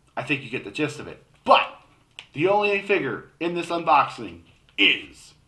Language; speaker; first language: English; native; English